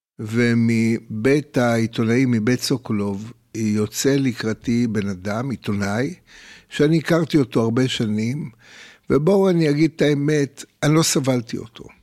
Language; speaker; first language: Hebrew; native; Hebrew